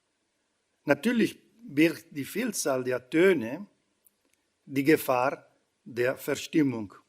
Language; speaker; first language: German; non-native, fluent; Italian